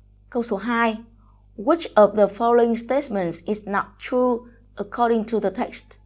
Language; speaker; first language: English; non-native, fluent; Vietnamese